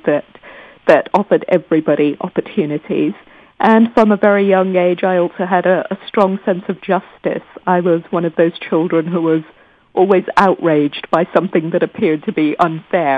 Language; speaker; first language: English; non-native, local second language; Gujarati